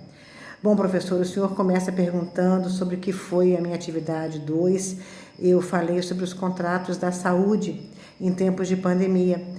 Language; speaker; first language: Portuguese; native; Portuguese